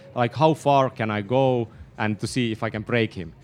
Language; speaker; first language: English; non-native, fluent; Finnish